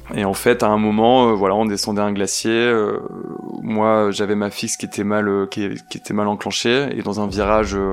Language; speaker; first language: French; native; French